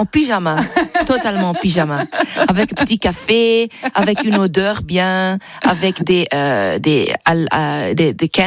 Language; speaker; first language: French; non-native, learner; Dutch